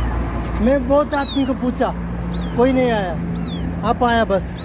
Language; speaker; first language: Hindi; non-native, local second language; Malayalam